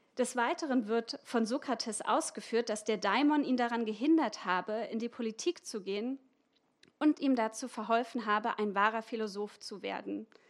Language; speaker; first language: German; native; German